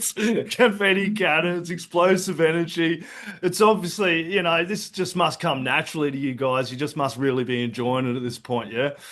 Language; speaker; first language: English; native; English